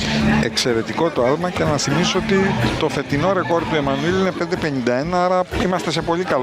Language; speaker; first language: Greek; native; Greek